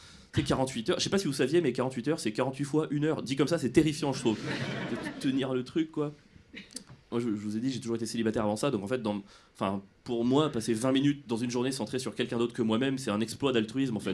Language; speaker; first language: French; native; French